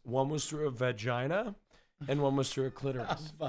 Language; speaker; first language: English; native; English